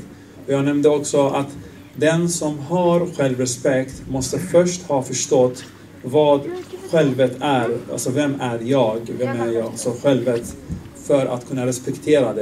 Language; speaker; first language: Swedish; non-native, fluent; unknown